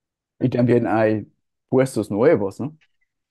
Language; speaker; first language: Spanish; non-native, fluent; German